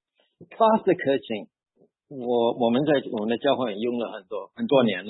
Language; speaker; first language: Chinese; early bilingual, heritage; Chinese